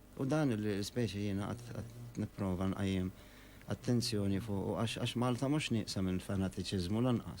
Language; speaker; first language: Maltese; non-native, fluent; Arabic